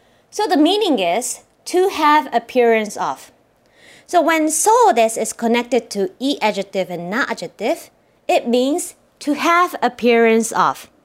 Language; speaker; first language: English; non-native, fluent; Japanese